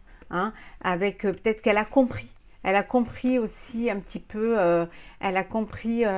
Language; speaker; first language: French; native; French